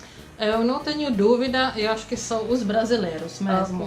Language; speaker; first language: Portuguese; non-native, fluent; Czech